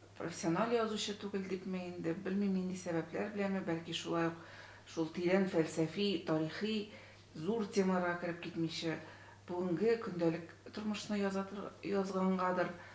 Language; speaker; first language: Tatar; native; Tatar